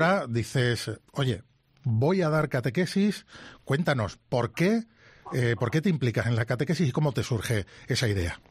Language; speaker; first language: Spanish; native; Spanish